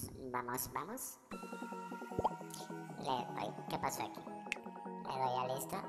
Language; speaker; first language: Spanish; native; Spanish